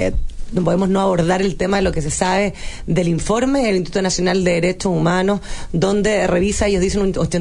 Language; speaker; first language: Spanish; native; Spanish